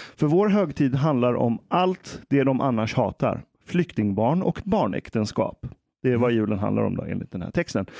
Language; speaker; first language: Swedish; early bilingual, other home language; Persian